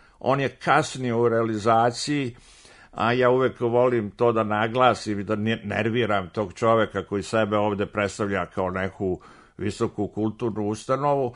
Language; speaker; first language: Serbian; native; Serbian